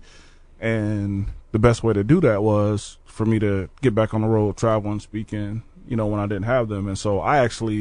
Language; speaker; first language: English; native; English